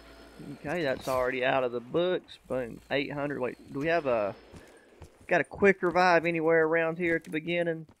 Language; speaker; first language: English; native; English